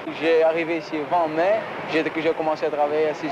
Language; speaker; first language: French; non-native, fluent; Portuguese